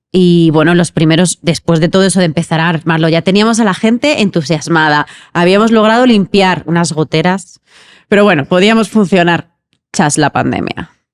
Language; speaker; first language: Spanish; native; Spanish